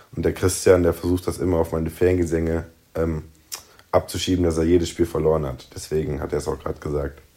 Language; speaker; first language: German; native; German